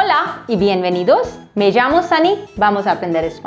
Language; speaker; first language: Spanish; non-native, fluent; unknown